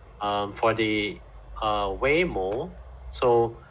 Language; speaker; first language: English; non-native, fluent; Indonesian